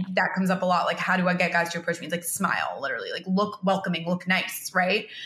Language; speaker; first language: English; early bilingual, other home language; Spanish